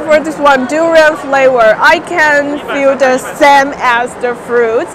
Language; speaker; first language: English; non-native, fluent; Chinese